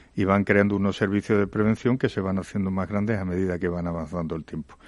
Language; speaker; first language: Spanish; native; Spanish